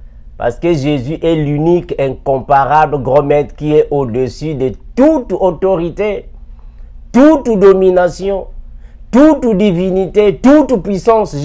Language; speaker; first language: French; non-native, local second language; Lingala